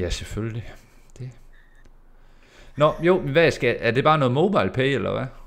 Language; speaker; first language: Danish; native; Danish